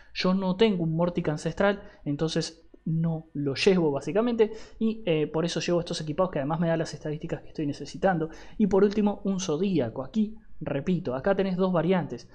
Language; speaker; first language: Spanish; native; Spanish